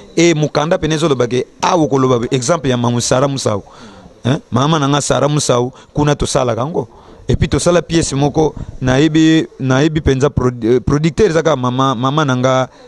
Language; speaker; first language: Lingala; non-native, local second language; Kongo